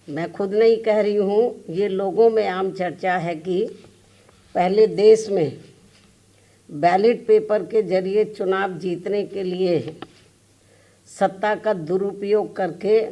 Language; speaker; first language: Hindi; native; Hindi